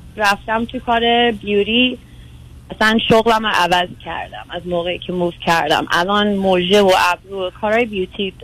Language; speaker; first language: Persian; early bilingual, heritage; Persian